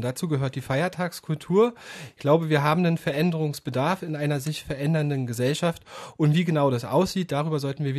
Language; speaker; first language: German; native; German